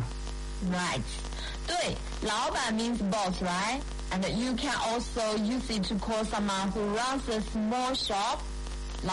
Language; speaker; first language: English; non-native, fluent; Chinese